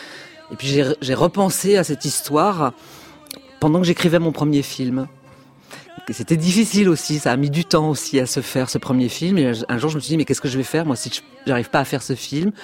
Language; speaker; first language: French; native; French